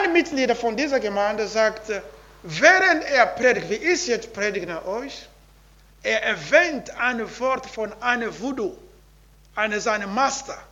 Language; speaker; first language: German; non-native, learner; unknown